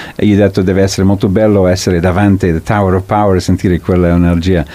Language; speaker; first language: Italian; non-native, fluent; English